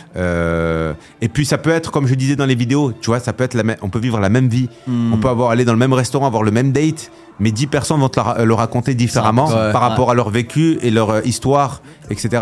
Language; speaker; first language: French; native; French